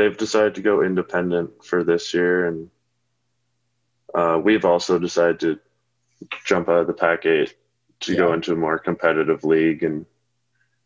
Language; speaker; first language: English; native; English